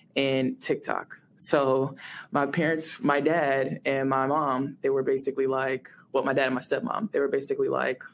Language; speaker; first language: English; native; English